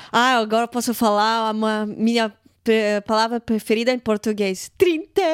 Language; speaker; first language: Portuguese; non-native, fluent; Russian